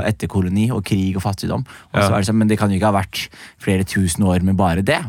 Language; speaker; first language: Norwegian; early bilingual, other home language; Somali